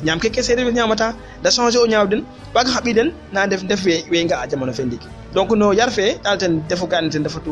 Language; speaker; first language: English; non-native, fluent; Serer